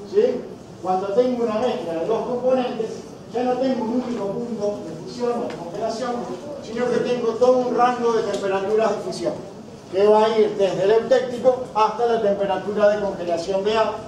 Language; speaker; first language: Spanish; native; Spanish